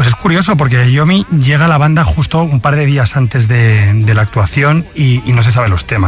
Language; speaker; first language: Spanish; native; Spanish